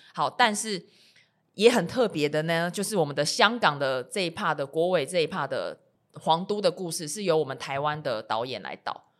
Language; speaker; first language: Chinese; native; Chinese